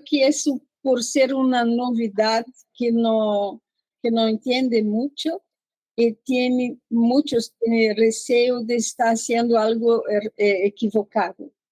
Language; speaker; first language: Spanish; non-native, learner; Portuguese